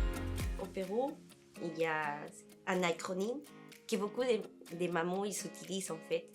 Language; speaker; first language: French; non-native, fluent; Spanish